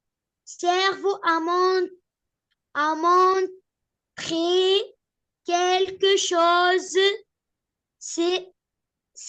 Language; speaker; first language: French; non-native, learner; Arabic